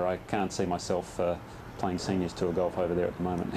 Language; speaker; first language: English; native; English